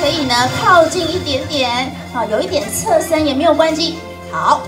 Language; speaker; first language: Chinese; native; Chinese